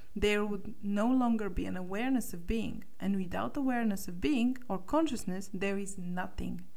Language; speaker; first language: English; non-native, fluent; Bulgarian